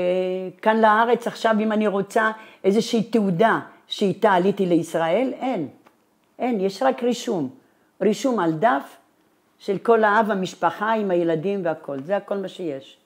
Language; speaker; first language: Hebrew; non-native, fluent; Italian